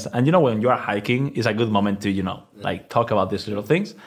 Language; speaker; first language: English; non-native, fluent; Spanish